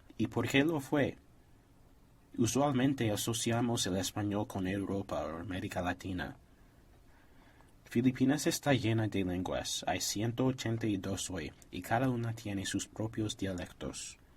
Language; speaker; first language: Spanish; non-native, learner; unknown